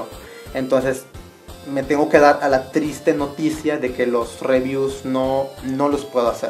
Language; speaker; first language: Spanish; native; Spanish